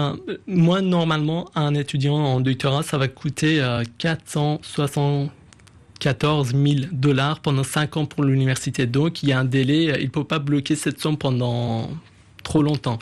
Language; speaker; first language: French; non-native, fluent; Persian